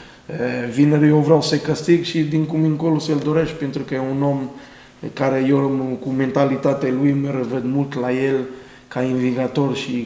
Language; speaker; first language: Romanian; non-native, learner; Portuguese